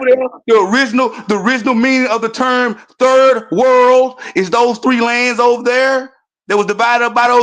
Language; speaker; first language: English; native; English